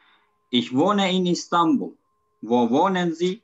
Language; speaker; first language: German; non-native, learner; Turkish